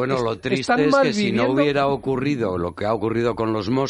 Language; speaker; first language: Spanish; native; Spanish